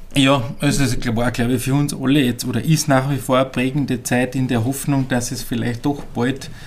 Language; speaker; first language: German; native; German